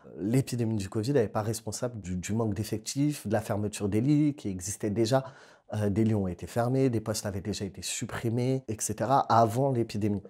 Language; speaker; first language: French; native; French